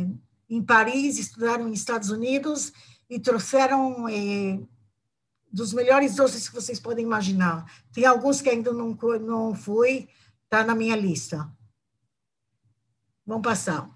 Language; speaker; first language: Portuguese; non-native, fluent; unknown